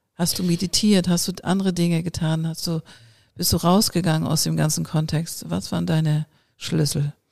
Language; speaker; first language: German; native; German